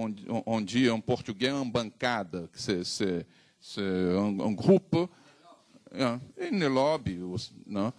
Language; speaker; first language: French; non-native, fluent; Portuguese